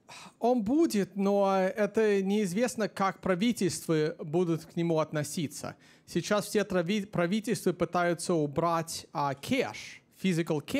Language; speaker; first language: Russian; early bilingual, heritage; Russian